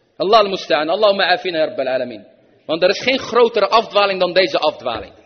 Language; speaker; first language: Dutch; early bilingual, other home language; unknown